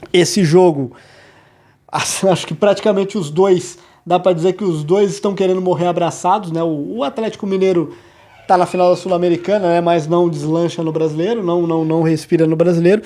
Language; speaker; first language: Portuguese; native; Portuguese